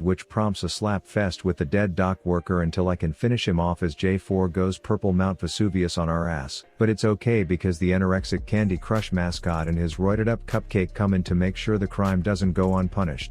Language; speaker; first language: English; native; English